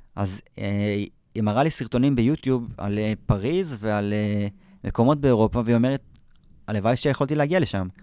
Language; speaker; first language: Hebrew; native; Hebrew